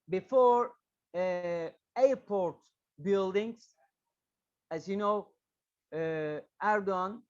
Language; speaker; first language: English; non-native, learner; Turkish